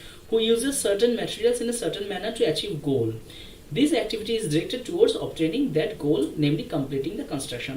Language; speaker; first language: English; non-native, local second language; Bangla